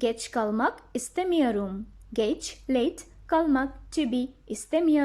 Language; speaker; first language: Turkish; non-native, fluent; Bangla